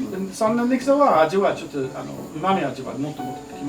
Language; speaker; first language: Japanese; non-native, learner; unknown